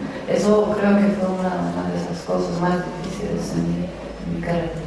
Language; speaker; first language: Spanish; non-native, fluent; Romanian